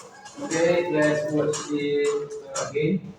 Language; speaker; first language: English; non-native, fluent; Indonesian